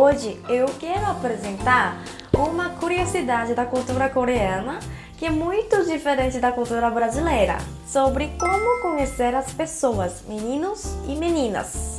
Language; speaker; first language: Portuguese; non-native, fluent; Korean